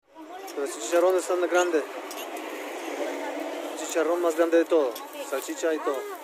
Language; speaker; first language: Spanish; non-native, fluent; Polish